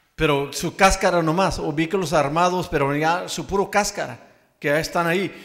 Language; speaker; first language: Spanish; early bilingual, heritage; Spanish